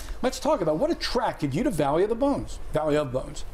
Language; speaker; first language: English; native; English